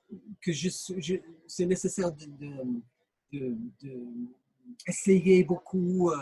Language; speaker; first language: French; non-native, fluent; English